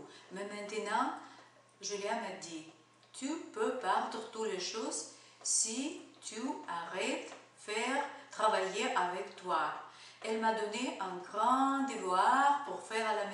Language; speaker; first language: French; non-native, learner; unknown